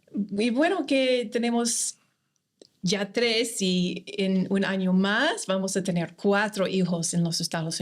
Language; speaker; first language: Spanish; non-native, fluent; English